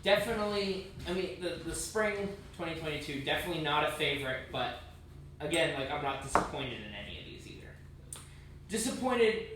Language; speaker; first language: English; native; English